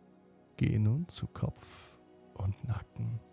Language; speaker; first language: German; native; German